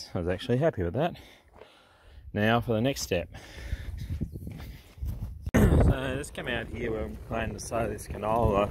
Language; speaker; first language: English; native; English